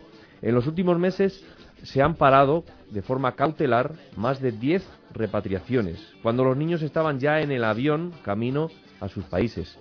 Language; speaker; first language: Spanish; native; Spanish